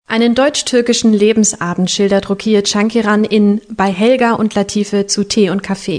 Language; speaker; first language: German; native; German